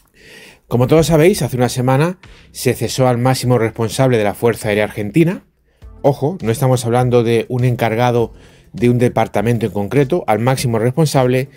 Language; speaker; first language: Spanish; native; Spanish